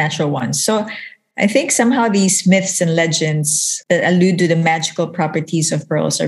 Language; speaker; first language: English; non-native, local second language; Filipino